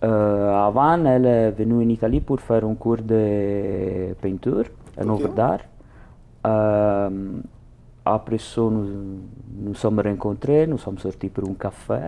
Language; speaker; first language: French; non-native, learner; Italian